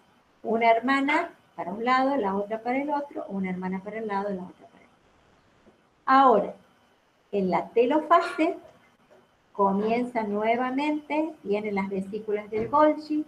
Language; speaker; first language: Spanish; native; Spanish